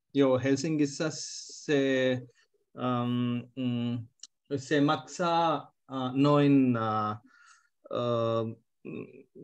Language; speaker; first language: Finnish; non-native, learner; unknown